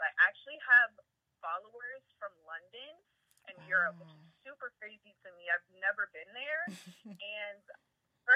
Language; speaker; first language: English; native; English